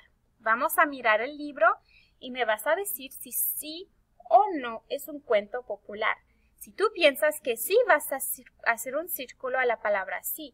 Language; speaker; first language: Spanish; early bilingual, heritage; Spanish